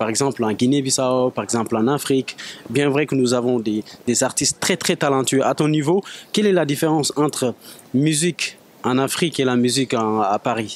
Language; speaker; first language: French; non-native, local second language; Wolof